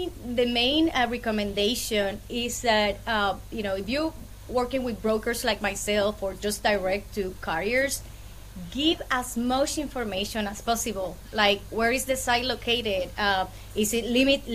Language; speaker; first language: English; non-native, fluent; Spanish